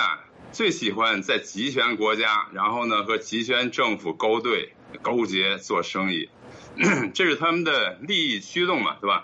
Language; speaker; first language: Chinese; native; Chinese